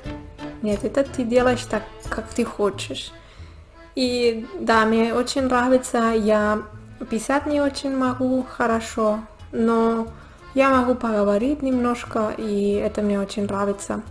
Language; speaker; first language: Russian; non-native, learner; Spanish